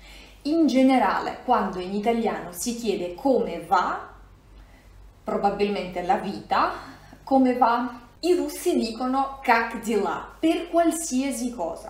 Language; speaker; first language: Italian; non-native, fluent; Russian